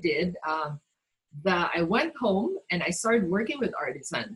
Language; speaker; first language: English; non-native, local second language; Cebuano